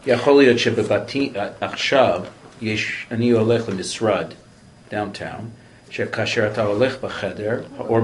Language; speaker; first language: Hebrew; non-native, learner; English